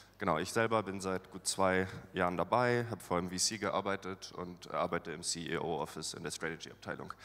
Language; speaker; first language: German; native; German